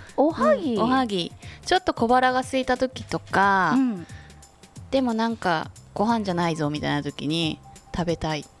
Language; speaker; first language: Japanese; non-native, fluent; Korean